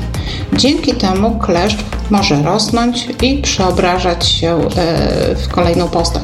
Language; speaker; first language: Polish; native; Polish